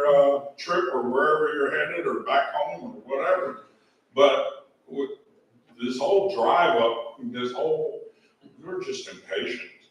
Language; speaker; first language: English; native; English